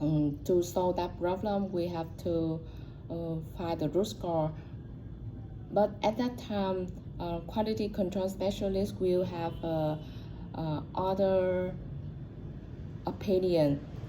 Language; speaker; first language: English; non-native, learner; Vietnamese